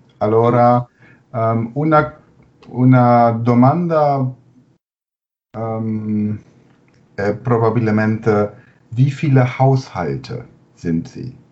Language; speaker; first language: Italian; non-native, learner; German